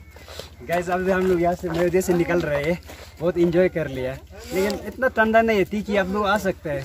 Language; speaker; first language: Hindi; non-native, local second language; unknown